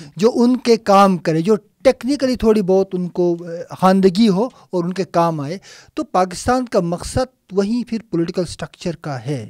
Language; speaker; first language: Urdu; non-native, local second language; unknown